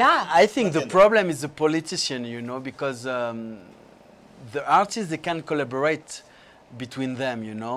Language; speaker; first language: English; non-native, learner; French